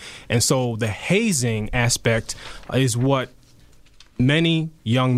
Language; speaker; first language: English; native; English